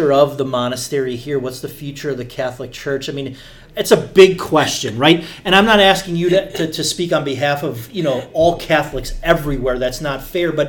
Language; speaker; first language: English; native; English